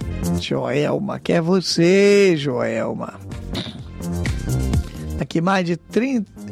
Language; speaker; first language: Portuguese; native; Portuguese